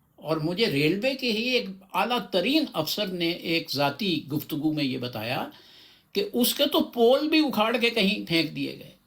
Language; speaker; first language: Urdu; non-native, local second language; Punjabi